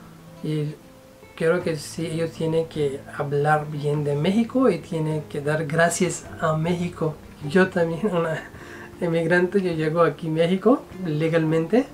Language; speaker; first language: Spanish; non-native, fluent; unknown